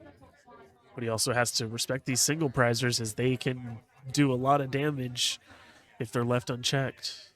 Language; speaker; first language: English; native; English